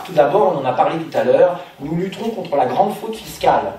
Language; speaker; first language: French; native; French